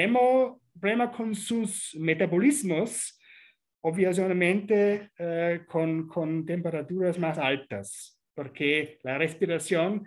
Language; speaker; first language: Spanish; non-native, fluent; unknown